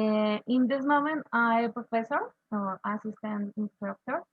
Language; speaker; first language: English; non-native, learner; Spanish